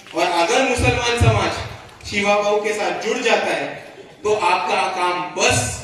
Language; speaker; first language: Hindi; non-native, local second language; Marathi